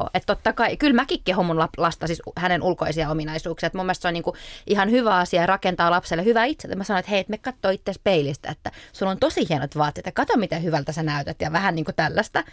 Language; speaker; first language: Finnish; early bilingual, other home language; Arabic